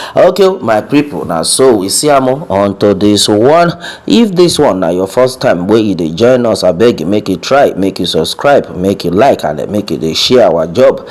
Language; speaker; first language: Nigerian Pidgin; non-native, local second language; Yoruba